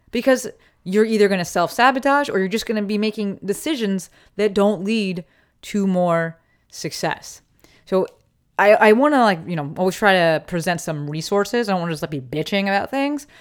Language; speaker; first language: English; native; English